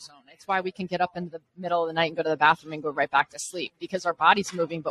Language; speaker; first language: English; native; English